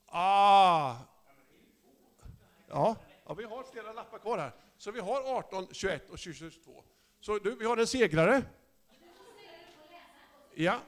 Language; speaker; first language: Swedish; native; Swedish